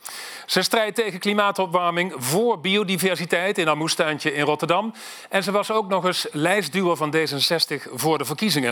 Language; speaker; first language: Dutch; native; Dutch